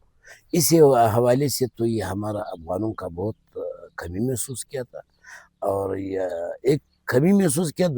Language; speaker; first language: Urdu; non-native, local second language; Pashto